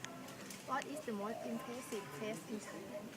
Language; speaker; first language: English; non-native, learner; Thai